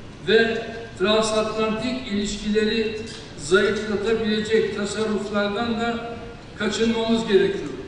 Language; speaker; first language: Turkish; native; Turkish